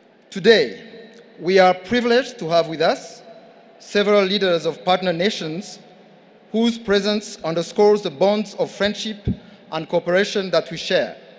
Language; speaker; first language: English; non-native, local second language; Kinyarwanda